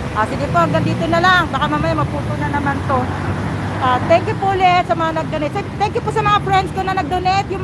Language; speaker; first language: Filipino; native; Filipino